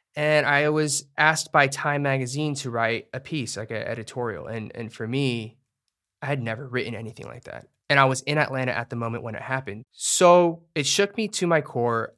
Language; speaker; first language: English; native; English